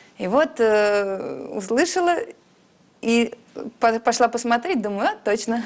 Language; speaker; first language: Russian; early bilingual, heritage; Russian